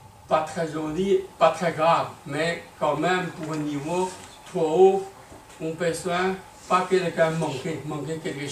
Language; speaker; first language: French; non-native, learner; Chinese